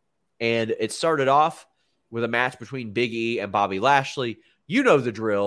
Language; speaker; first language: English; native; English